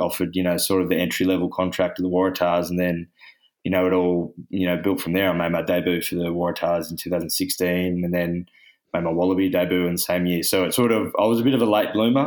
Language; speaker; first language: English; native; English